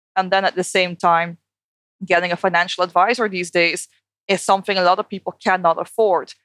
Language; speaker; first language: English; non-native, fluent; Dutch